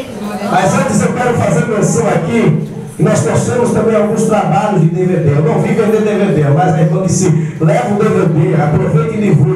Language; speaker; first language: Portuguese; native; Portuguese